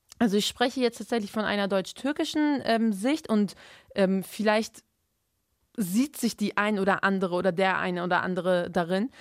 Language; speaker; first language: German; early bilingual, other home language; Turkish